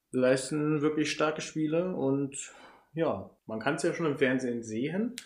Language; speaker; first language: German; native; German